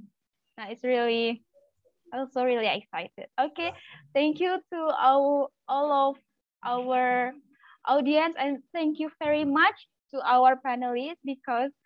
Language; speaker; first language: English; non-native, learner; Malay